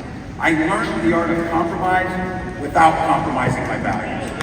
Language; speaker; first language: English; native; English